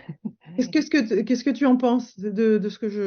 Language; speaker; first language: French; native; French